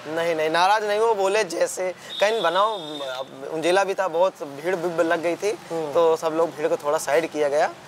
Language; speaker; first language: Hindi; native; Hindi